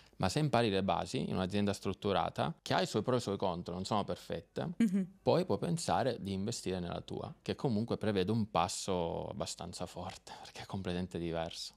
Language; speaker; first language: Italian; native; Italian